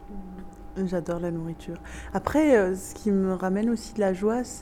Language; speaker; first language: French; non-native, local second language; Arabic